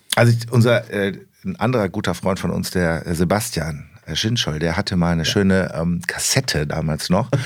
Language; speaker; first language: German; native; German